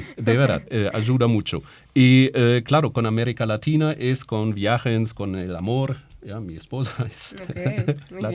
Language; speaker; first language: Spanish; non-native, fluent; German